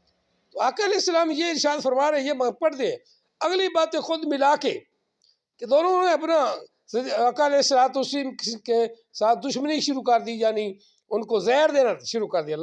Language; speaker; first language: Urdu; non-native, local second language; Punjabi